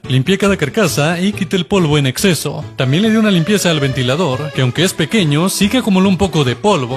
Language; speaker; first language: Spanish; native; Spanish